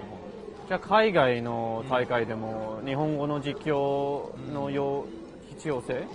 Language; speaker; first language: Japanese; non-native, learner; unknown